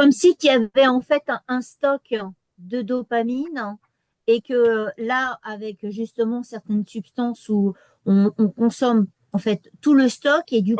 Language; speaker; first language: French; native; French